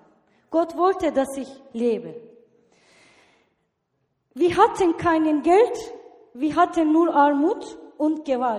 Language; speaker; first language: German; non-native, learner; Turkish